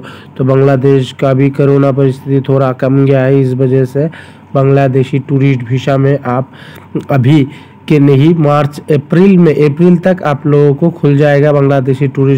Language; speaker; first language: Hindi; non-native, local second language; Bangla